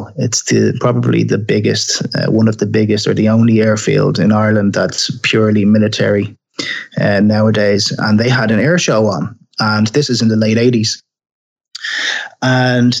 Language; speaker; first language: English; native; English